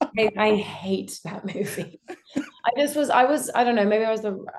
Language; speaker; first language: English; native; English